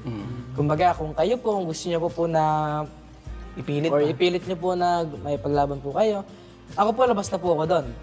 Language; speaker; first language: Filipino; native; Filipino